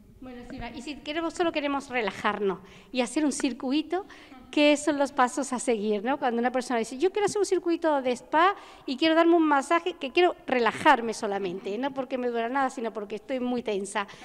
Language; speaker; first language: Spanish; native; Spanish